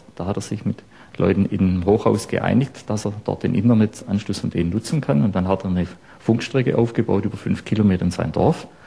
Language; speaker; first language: German; native; German